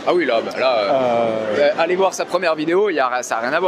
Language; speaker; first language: French; native; French